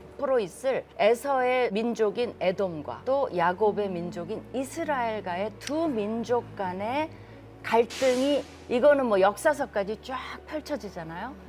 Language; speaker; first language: Korean; native; Korean